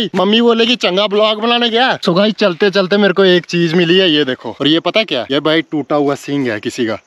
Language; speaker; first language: Hindi; native; Hindi